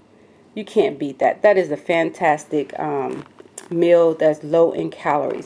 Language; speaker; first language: English; native; English